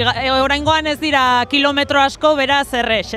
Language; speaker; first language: Basque; native; Basque